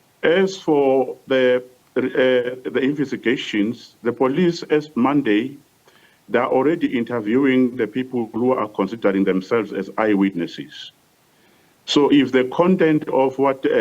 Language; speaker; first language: English; non-native, local second language; Swati